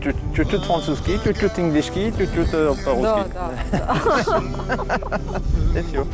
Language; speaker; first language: Russian; non-native, learner; French